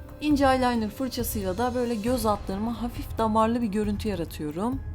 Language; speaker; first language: Turkish; native; Turkish